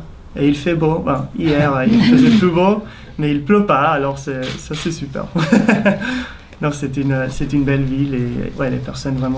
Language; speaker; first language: French; non-native, fluent; English